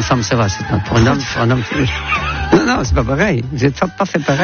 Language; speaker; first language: French; non-native, fluent; Dutch